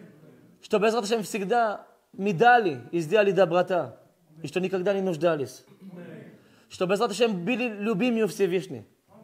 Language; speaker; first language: Russian; early bilingual, heritage; Russian